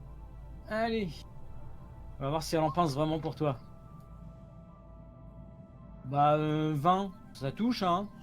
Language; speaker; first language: French; native; French